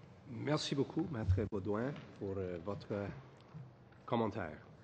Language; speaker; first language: French; non-native, learner; English